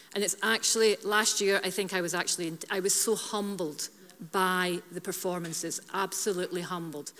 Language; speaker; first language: English; native; English